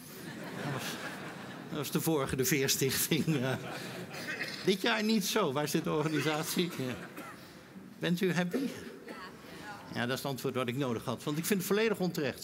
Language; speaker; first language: Dutch; native; Dutch